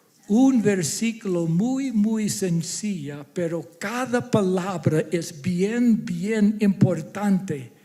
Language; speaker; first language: Spanish; non-native, fluent; English